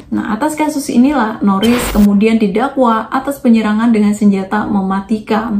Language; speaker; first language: Indonesian; native; Indonesian